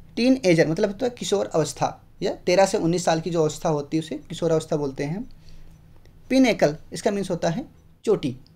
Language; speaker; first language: Hindi; native; Hindi